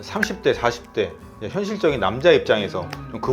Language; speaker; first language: Korean; native; Korean